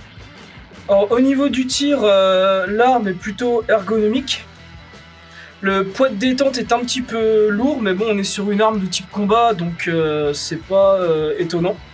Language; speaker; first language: French; native; French